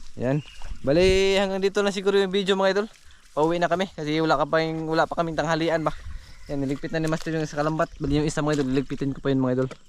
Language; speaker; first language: Filipino; non-native, local second language; Cebuano